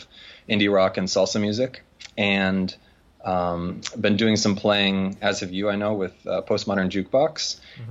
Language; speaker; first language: English; native; English